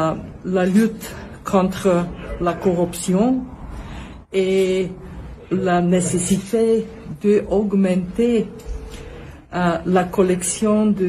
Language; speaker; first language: French; non-native, learner; Bulgarian